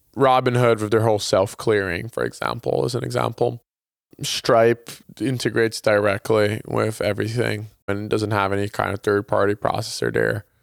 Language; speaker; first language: English; non-native, fluent; Portuguese